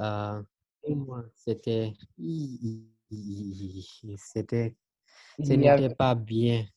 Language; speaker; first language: French; non-native, learner; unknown